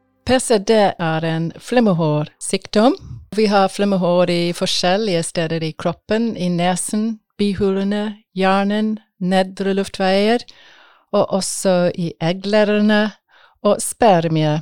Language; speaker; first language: Norwegian; non-native, fluent; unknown